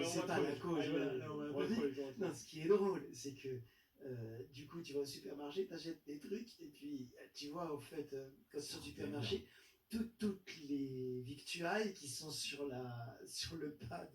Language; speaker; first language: French; native; French